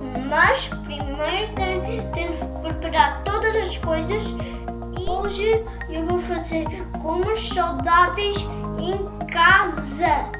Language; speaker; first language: Portuguese; early bilingual, other home language; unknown